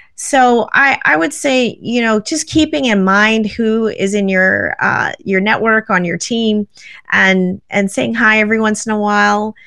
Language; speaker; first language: English; native; English